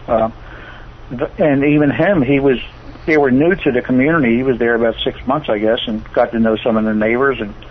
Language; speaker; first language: English; native; English